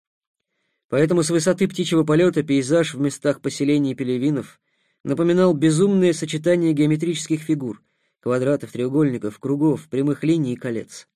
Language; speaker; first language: Russian; native; Russian